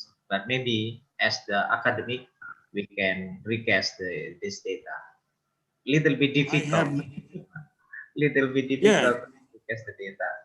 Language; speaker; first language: English; non-native, local second language; Indonesian